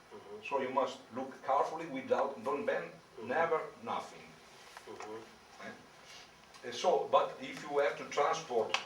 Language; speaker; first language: English; non-native, learner; Italian